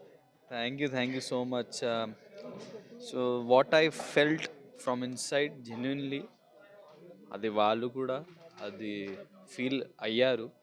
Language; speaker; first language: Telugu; non-native, local second language; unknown